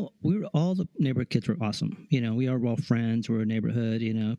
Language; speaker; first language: English; early bilingual, other home language; Spanish